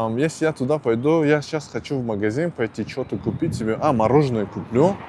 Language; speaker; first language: Russian; non-native, local second language; Tajik